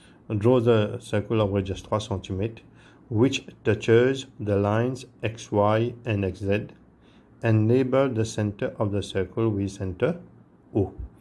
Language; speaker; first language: English; non-native, local second language; Morisyen